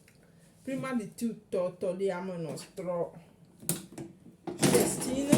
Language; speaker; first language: Italian; non-native, learner; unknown